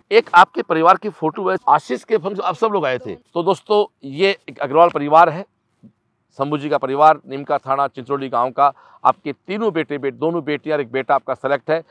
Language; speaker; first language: Hindi; native; Hindi